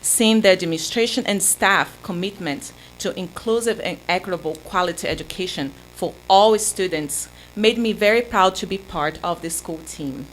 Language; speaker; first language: English; non-native, fluent; Portuguese